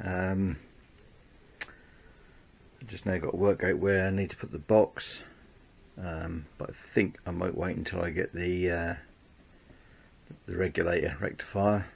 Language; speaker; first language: English; native; English